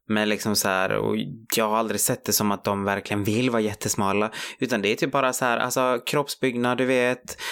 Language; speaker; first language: Swedish; early bilingual, other home language; Spanish